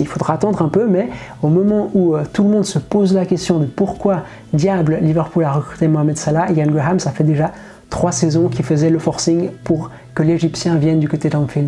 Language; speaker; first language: French; native; French